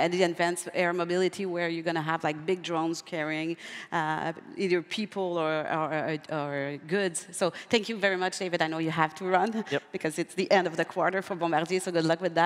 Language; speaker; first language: English; non-native, fluent; French